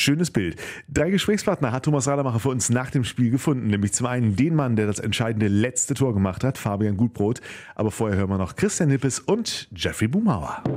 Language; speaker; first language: German; native; German